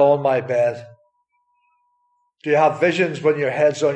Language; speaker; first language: English; native; English